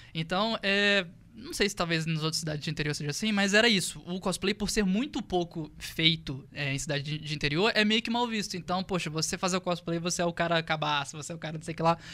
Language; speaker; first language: Portuguese; native; Portuguese